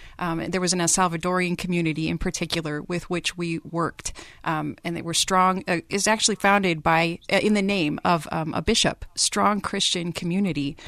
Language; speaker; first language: English; native; English